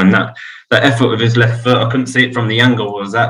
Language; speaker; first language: English; native; English